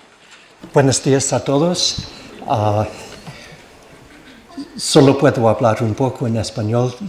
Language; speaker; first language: Spanish; non-native, learner; English